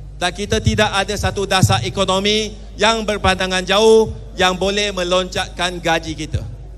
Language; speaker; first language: Malay; non-native, local second language; Chinese